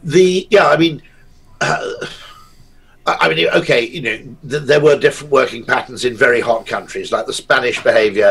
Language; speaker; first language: English; native; English